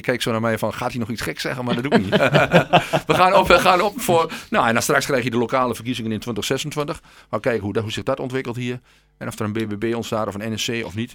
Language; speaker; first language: Dutch; native; Dutch